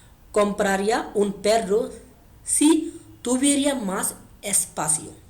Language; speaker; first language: Spanish; non-native, learner; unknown